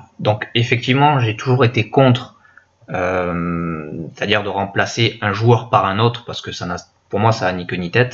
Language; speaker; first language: French; native; French